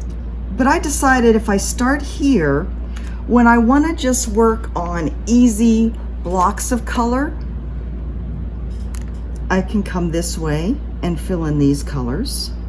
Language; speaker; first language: English; native; English